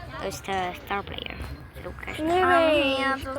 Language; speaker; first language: Bulgarian; early bilingual, heritage; Bulgarian